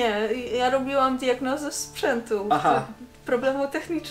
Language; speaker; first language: Polish; non-native, fluent; Dutch